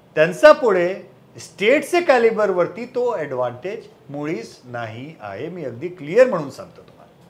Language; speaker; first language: Marathi; early bilingual, heritage; Marathi